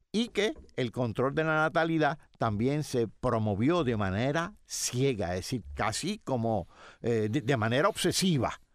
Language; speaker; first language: Spanish; native; Spanish